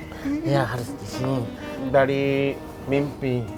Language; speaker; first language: Indonesian; non-native, learner; Japanese